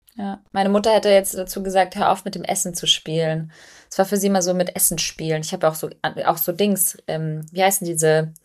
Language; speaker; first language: German; early bilingual, other home language; Albanian